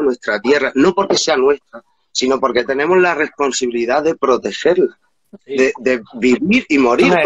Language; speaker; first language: Spanish; native; Spanish